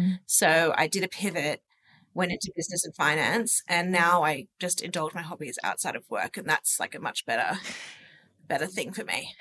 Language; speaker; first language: English; native; English